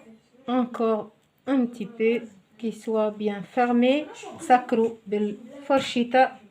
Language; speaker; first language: French; non-native, local second language; Arabic